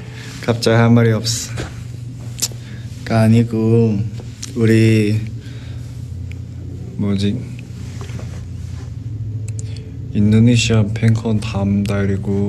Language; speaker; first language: Korean; non-native, fluent; Chinese